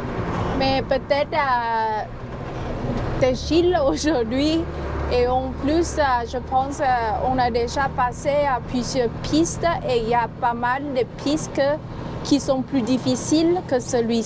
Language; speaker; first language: French; non-native, fluent; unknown